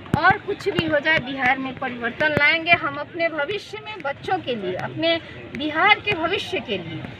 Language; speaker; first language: Hindi; native; Hindi